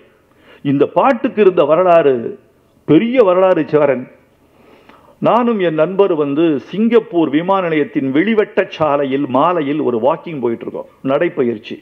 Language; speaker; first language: Tamil; native; Tamil